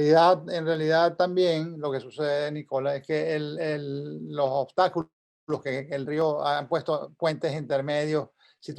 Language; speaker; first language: Spanish; native; Spanish